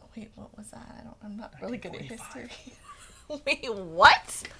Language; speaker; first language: English; native; English